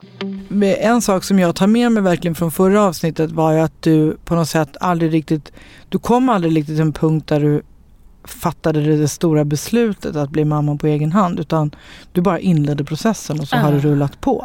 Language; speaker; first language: Swedish; native; Swedish